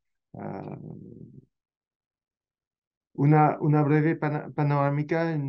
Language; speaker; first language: Spanish; non-native, fluent; French